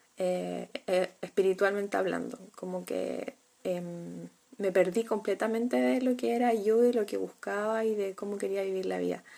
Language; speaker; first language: Spanish; native; Spanish